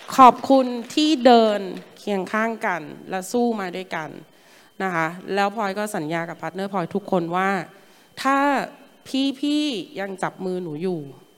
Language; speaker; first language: Thai; native; Thai